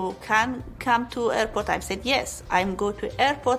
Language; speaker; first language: English; non-native, learner; Pashto